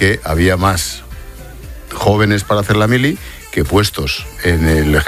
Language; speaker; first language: Spanish; native; Spanish